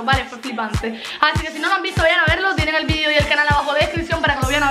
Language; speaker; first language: Spanish; native; Spanish